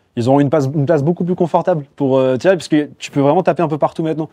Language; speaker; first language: French; native; French